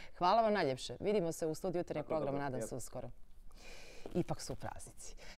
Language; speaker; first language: Serbian; native; Serbian